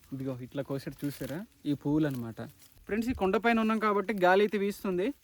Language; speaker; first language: Telugu; non-native, local second language; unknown